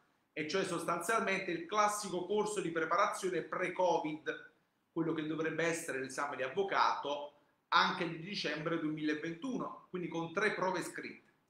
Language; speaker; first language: Italian; native; Italian